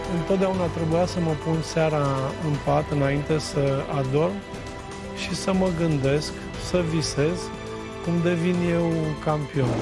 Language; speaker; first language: Romanian; native; Romanian